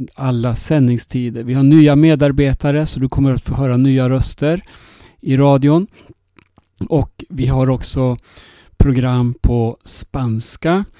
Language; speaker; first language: Spanish; non-native, fluent; Swedish